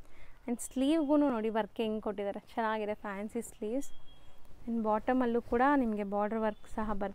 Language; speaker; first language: Kannada; native; Kannada